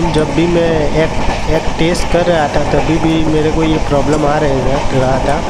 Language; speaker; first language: Hindi; non-native, local second language; Gujarati